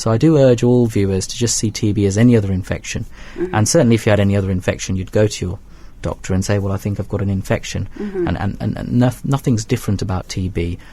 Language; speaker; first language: English; native; English